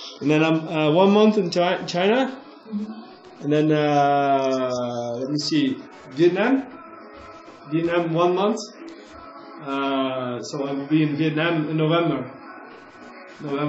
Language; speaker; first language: English; non-native, learner; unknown